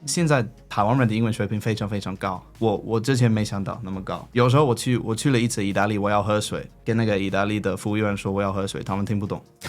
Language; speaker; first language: Chinese; non-native, fluent; English